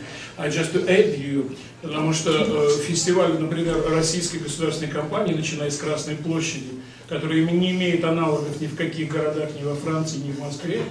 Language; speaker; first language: Russian; native; Russian